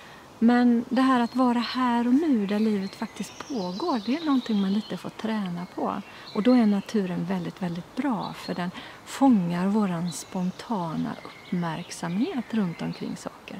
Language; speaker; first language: Swedish; native; Swedish